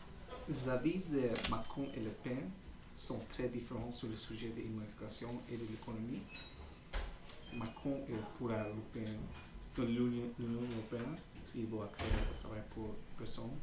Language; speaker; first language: French; non-native, learner; English